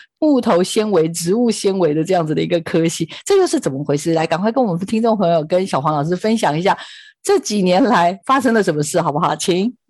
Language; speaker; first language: Chinese; native; Chinese